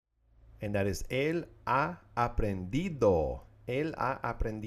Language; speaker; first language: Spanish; non-native, fluent; English